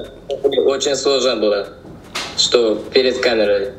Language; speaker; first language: Russian; non-native, learner; Uzbek